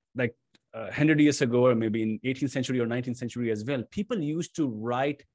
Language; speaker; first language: English; non-native, local second language; Hindi